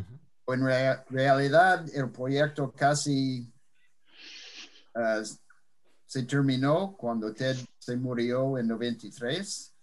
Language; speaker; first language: Spanish; non-native, fluent; English